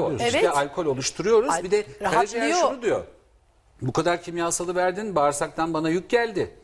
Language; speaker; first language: Turkish; native; Turkish